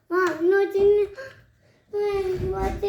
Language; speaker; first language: Russian; early bilingual, other home language; Armenian